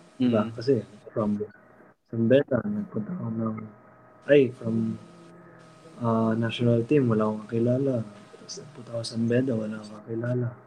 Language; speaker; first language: Filipino; early bilingual, heritage; Filipino